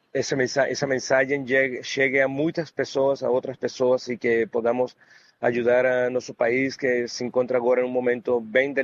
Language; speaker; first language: Portuguese; non-native, fluent; Spanish